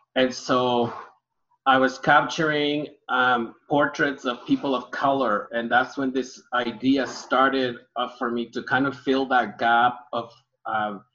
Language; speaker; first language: English; early bilingual, other home language; Spanish